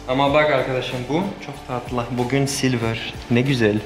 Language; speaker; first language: Turkish; non-native, learner; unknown